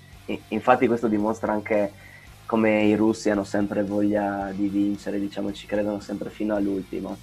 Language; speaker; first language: Italian; native; Italian